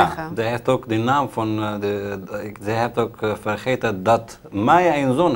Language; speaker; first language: Dutch; non-native, learner; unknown